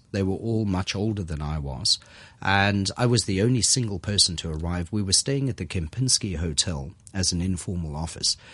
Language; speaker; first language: English; native; English